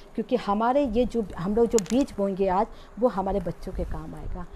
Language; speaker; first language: Hindi; native; Hindi